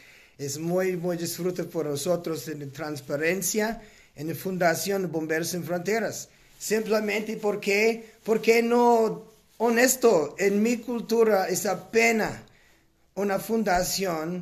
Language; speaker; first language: Spanish; non-native, learner; English